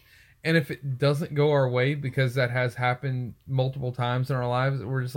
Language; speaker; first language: English; native; English